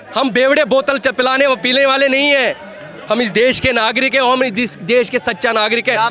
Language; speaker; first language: Hindi; native; Hindi